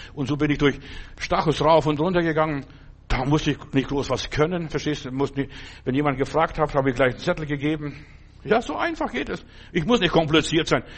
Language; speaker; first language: German; non-native, fluent; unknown